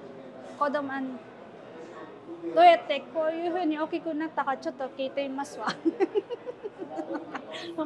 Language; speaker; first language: Japanese; non-native, fluent; Filipino